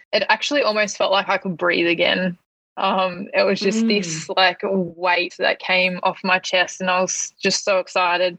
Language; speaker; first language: English; native; English